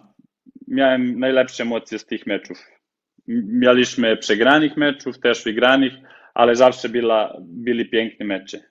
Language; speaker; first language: Polish; non-native, fluent; Serbian